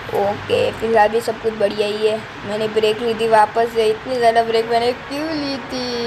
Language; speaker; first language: Hindi; non-native, local second language; Gujarati